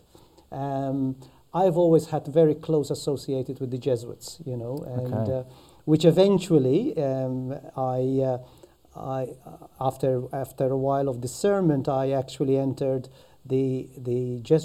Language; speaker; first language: English; non-native, fluent; Maltese